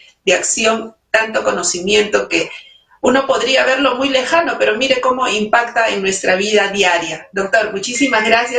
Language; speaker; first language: Spanish; native; Spanish